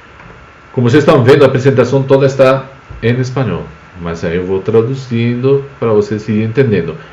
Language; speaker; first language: Portuguese; non-native, fluent; Spanish